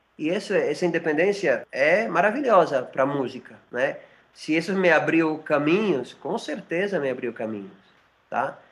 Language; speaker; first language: Portuguese; non-native, fluent; French